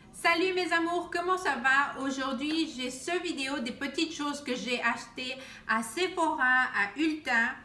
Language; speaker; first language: French; non-native, fluent; Spanish